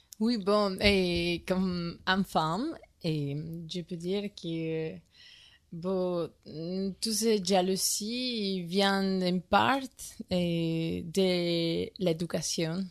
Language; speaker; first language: French; non-native, learner; Spanish